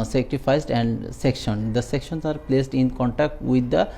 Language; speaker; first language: English; non-native, local second language; Bangla